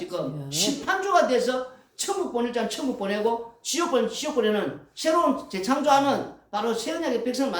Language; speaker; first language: Korean; native; Korean